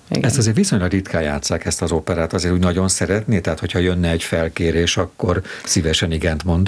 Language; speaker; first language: Hungarian; native; Hungarian